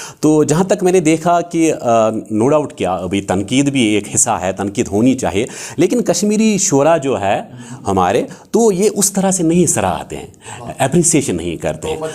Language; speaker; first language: Urdu; non-native, local second language; Kashmiri